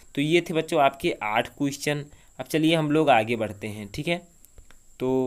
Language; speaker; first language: Hindi; native; Hindi